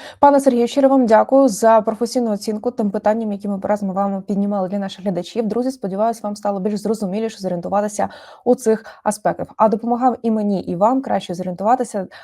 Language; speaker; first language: Ukrainian; native; Ukrainian